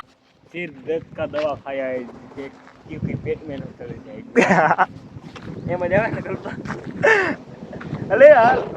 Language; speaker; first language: Hindi; non-native, local second language; Gujarati